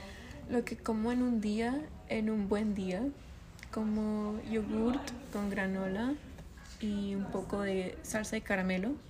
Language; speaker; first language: Spanish; early bilingual, other home language; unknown